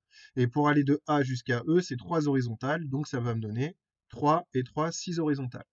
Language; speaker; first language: French; native; French